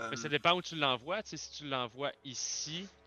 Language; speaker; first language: French; native; French